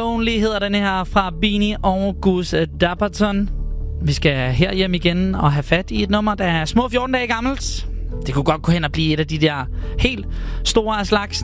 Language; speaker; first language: Danish; native; Danish